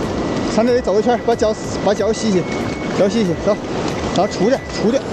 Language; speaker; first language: Chinese; native; Chinese